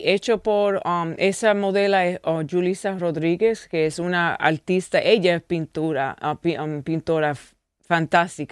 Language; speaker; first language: Spanish; early bilingual, heritage; English